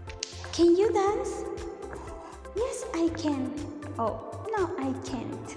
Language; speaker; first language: English; non-native, fluent; Spanish